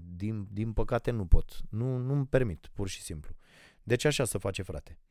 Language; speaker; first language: Romanian; native; Romanian